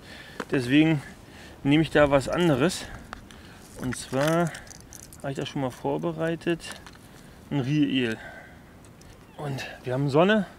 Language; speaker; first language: German; native; German